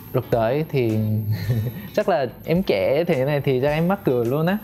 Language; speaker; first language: Vietnamese; non-native, fluent; Korean